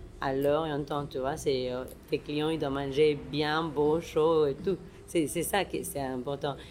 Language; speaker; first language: French; non-native, fluent; Spanish